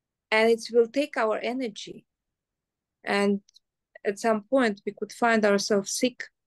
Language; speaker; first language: English; non-native, learner; Russian